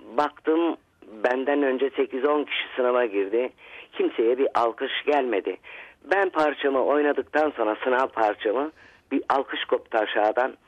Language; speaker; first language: Turkish; native; Turkish